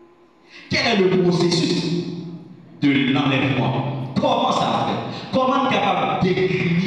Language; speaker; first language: French; non-native, local second language; Haitian Creole